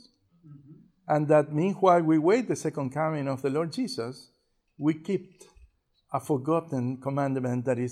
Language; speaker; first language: English; non-native, fluent; Spanish